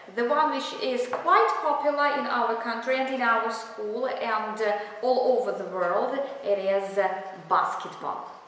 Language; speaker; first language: English; non-native, fluent; Russian